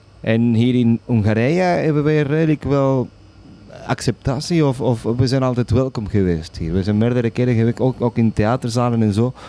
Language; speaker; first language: Dutch; non-native, fluent; Spanish